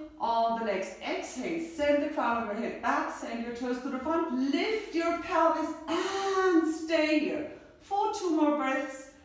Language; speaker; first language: English; non-native, fluent; German